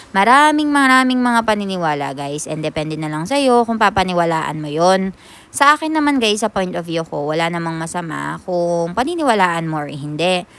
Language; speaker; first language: Filipino; native; Filipino